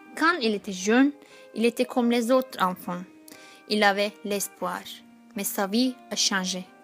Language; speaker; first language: French; non-native, learner; Turkish